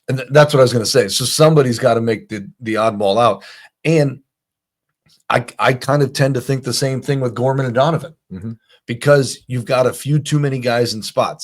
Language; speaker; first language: English; native; English